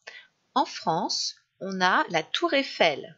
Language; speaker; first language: French; non-native, fluent; English